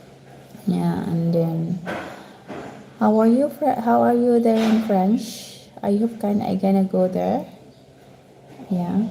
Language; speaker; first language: English; non-native, learner; Cebuano